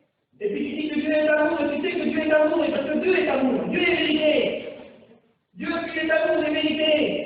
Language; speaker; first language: French; native; French